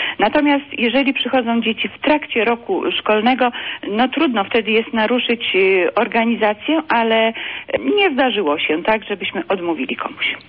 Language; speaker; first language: Polish; native; Polish